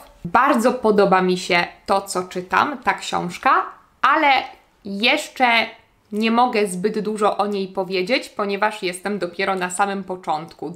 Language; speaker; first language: Polish; native; Polish